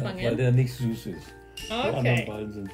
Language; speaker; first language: German; native; German